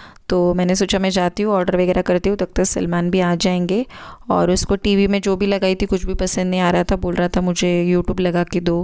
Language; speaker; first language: Hindi; native; Hindi